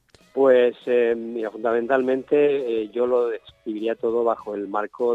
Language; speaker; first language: Spanish; native; Spanish